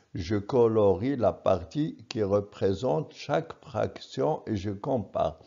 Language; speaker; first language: French; non-native, local second language; Arabic